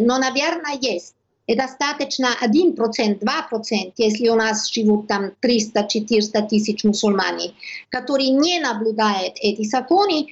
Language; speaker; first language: Russian; non-native, learner; German